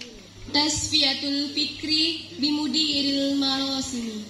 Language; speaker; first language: Arabic; non-native, learner; Indonesian